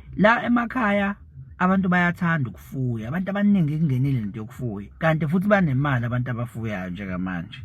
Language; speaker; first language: Zulu; native; Zulu